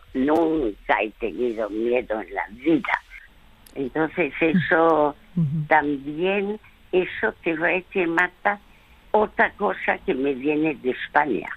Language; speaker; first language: Spanish; early bilingual, other home language; French